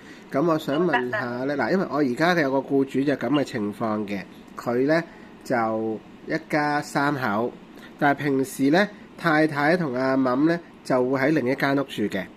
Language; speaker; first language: Cantonese; native; Cantonese